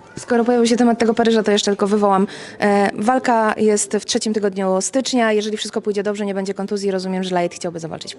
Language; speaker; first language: Polish; native; Polish